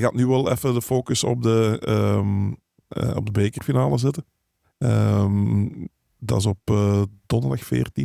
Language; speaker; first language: Dutch; native; Dutch